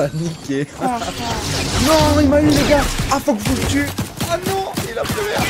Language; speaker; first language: French; native; French